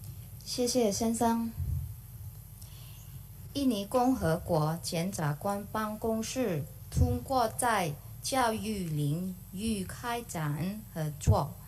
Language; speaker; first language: Chinese; non-native, learner; Indonesian